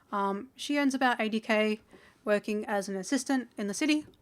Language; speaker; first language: English; native; English